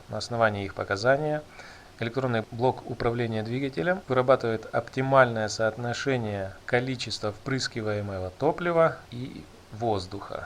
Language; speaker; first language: Russian; native; Russian